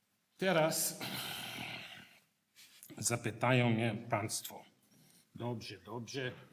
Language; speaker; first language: Polish; non-native, learner; English